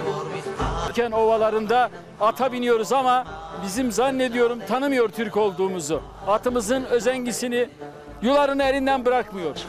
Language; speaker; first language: Turkish; native; Turkish